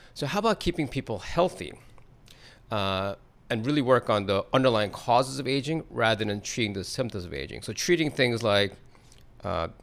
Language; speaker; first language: English; native; English